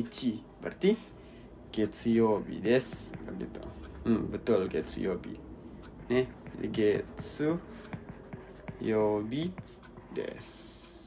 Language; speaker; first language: Japanese; non-native, learner; Indonesian